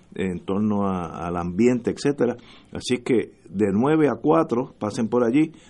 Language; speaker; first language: Spanish; native; Spanish